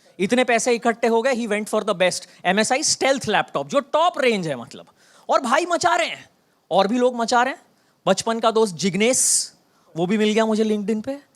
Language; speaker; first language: Hindi; non-native, local second language; Bangla